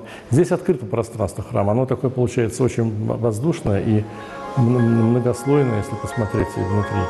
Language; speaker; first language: Russian; native; Russian